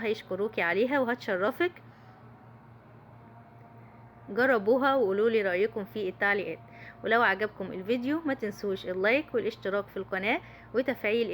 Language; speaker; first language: Arabic; native; Arabic